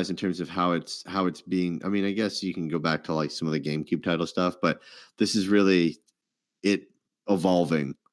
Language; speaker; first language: English; native; English